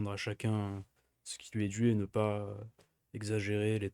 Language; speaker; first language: French; native; French